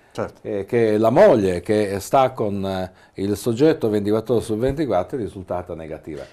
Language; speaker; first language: Italian; native; Italian